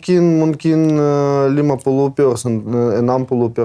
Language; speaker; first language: Indonesian; non-native, learner; Russian